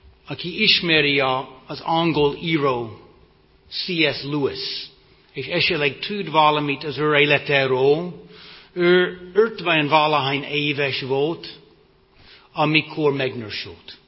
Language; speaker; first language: Hungarian; non-native, fluent; English